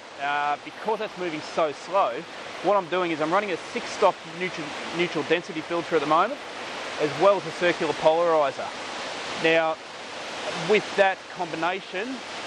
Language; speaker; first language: English; native; English